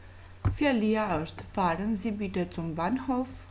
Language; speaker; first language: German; non-native, fluent; Albanian